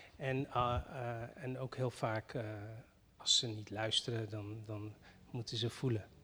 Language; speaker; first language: Dutch; early bilingual, other home language; Riffian